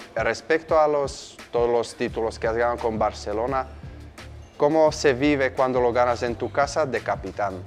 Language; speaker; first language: Spanish; non-native, fluent; Slovak